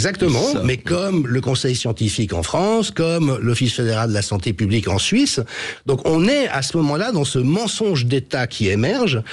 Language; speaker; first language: French; native; French